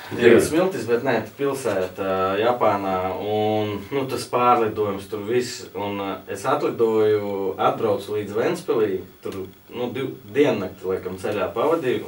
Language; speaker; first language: Latvian; native; Latvian